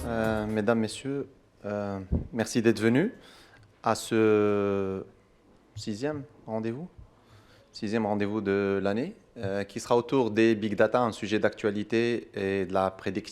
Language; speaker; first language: French; non-native, local second language; Arabic